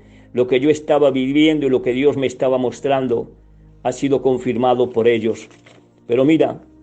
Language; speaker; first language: Spanish; native; Spanish